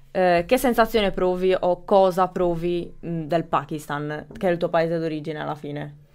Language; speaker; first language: Italian; early bilingual, other home language; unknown